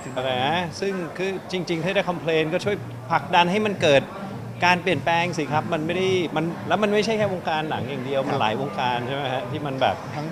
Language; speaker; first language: Thai; non-native, local second language; English